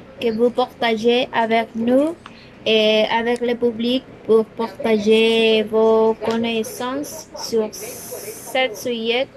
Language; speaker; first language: French; non-native, learner; Spanish